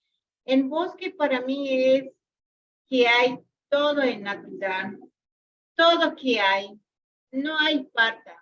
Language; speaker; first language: Spanish; non-native, local second language; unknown